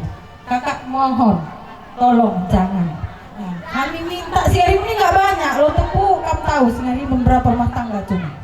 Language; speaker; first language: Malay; non-native, local second language; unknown